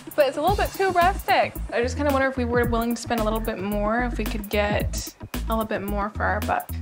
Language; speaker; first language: English; native; English